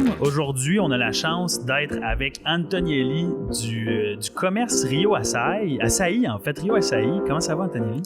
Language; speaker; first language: French; native; French